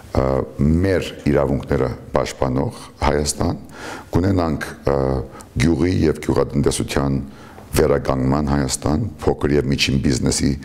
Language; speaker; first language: Armenian; early bilingual, heritage; Armenian